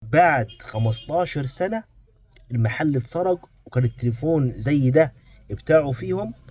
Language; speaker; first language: Arabic; native; Arabic